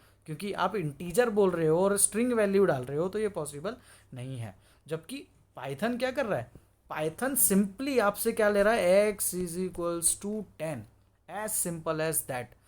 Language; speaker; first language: Hindi; native; Hindi